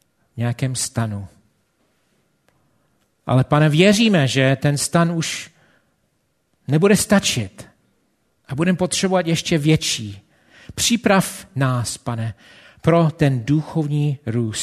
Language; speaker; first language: Czech; non-native, fluent; English